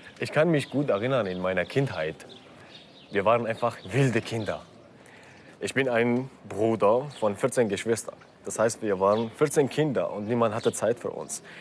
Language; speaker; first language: German; non-native, fluent; Kurdish